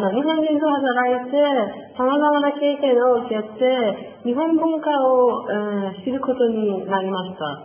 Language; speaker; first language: Japanese; non-native, learner; Persian